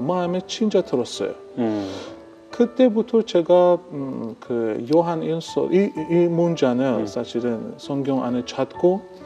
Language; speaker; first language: Korean; non-native, fluent; Persian